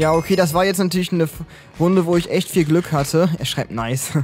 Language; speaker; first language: German; native; German